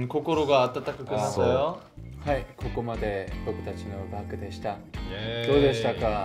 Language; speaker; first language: Japanese; non-native, fluent; Korean